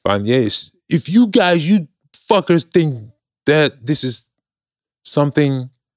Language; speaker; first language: English; non-native, fluent; Dutch